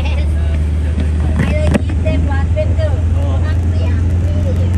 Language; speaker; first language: English; non-native, learner; Thai